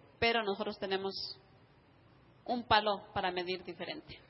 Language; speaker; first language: Spanish; native; Spanish